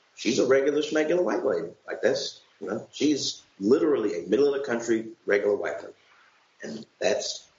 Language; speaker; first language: English; native; English